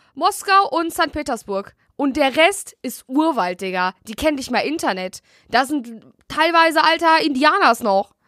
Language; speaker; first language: German; early bilingual, other home language; Russian